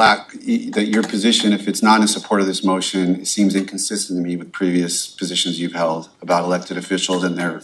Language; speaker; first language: English; native; English